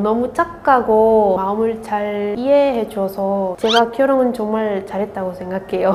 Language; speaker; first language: Korean; non-native, learner; Spanish